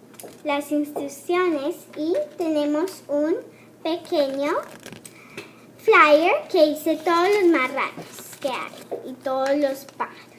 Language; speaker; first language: Spanish; early bilingual, heritage; Spanish